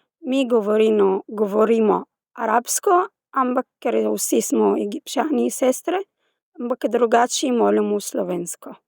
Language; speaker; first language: Slovenian; non-native, learner; Arabic